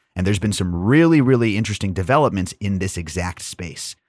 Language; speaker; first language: English; native; English